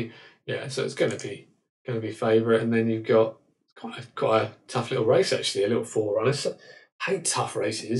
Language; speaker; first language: English; native; English